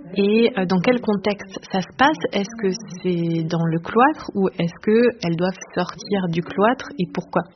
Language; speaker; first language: French; native; French